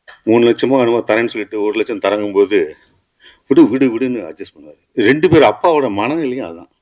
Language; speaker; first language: Tamil; native; Tamil